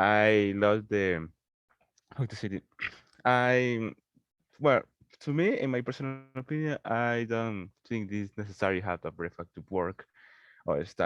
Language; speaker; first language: English; non-native, learner; Spanish